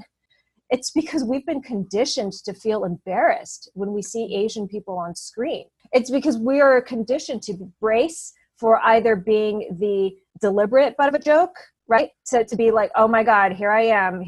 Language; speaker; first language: English; native; English